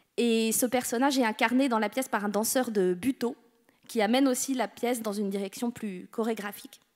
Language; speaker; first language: French; native; French